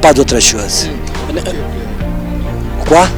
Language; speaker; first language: French; non-native, fluent; Portuguese